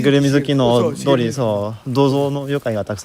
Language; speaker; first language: Japanese; non-native, learner; French